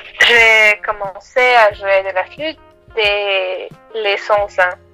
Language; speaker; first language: French; non-native, learner; Spanish